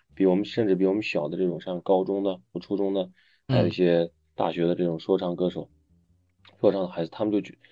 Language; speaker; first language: Chinese; native; Chinese